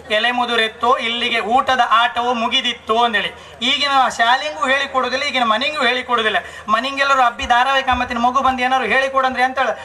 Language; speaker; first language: Kannada; native; Kannada